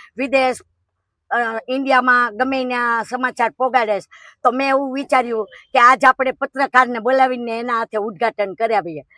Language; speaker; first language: Gujarati; native; Gujarati